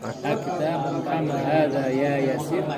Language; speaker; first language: Arabic; non-native, learner; Indonesian